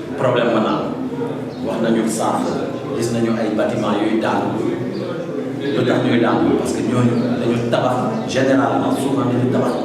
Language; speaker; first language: Wolof; early bilingual, heritage; Wolof